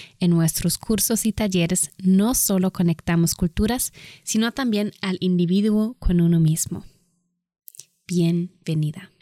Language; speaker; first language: Spanish; non-native, fluent; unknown